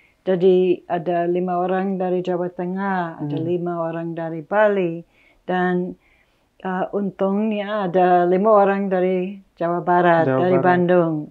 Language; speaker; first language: Indonesian; non-native, fluent; English